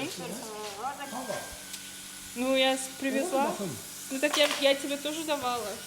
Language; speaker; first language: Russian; early bilingual, heritage; Russian